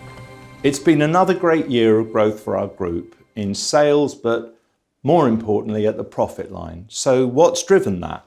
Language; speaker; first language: English; native; English